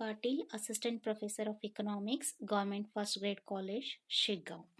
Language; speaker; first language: English; non-native, local second language; Kannada